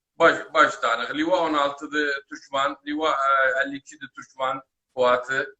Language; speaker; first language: Turkish; native; Turkish